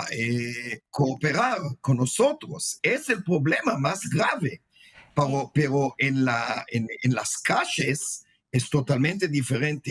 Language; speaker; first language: Spanish; non-native, fluent; Hebrew